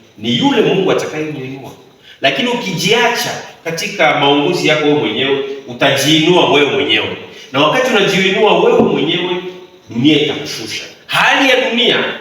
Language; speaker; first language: Swahili; native; Swahili